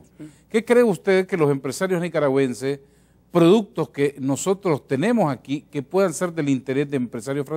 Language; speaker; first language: Spanish; native; Spanish